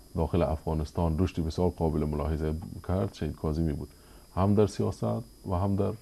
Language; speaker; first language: Persian; native; Persian